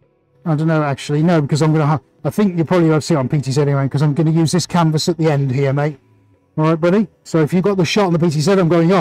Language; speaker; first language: English; native; English